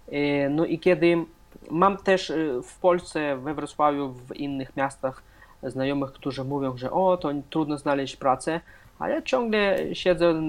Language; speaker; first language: Polish; non-native, fluent; Russian